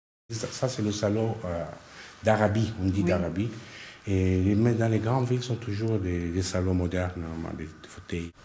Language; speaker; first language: French; non-native, fluent; Arabic